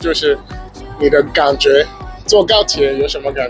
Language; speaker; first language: Chinese; non-native, fluent; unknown